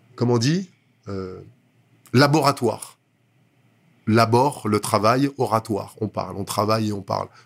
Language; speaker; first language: French; native; French